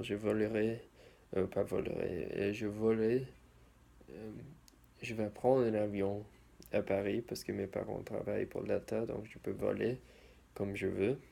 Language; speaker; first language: French; non-native, learner; English